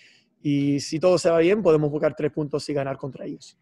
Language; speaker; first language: Spanish; non-native, fluent; English